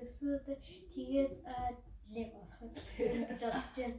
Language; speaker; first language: Mongolian; early bilingual, heritage; Mongolian